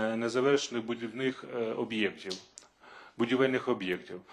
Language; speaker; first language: Ukrainian; non-native, local second language; Russian